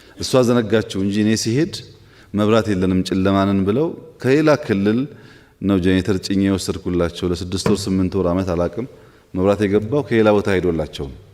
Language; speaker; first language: Amharic; non-native, local second language; Oromo